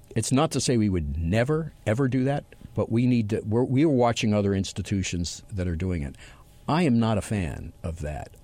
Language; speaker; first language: English; native; English